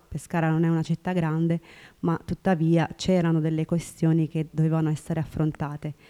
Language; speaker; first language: Italian; early bilingual, other home language; Tigrinya